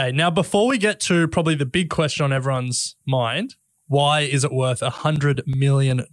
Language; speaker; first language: English; native; English